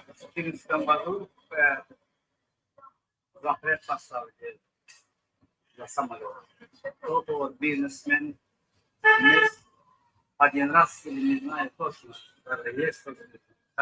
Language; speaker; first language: Russian; non-native, learner; Turkmen